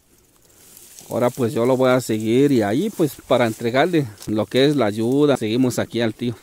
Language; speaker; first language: Spanish; native; Spanish